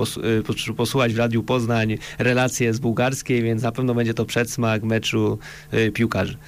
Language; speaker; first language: Polish; native; Polish